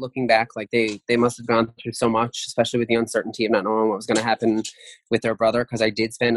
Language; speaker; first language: English; native; English